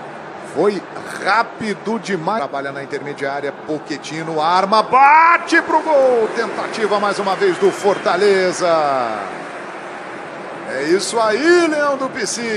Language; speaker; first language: Portuguese; native; Portuguese